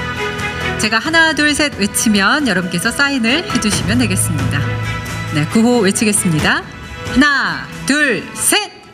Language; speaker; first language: Korean; native; Korean